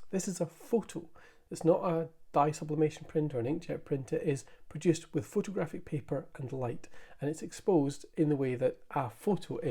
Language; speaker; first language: English; native; English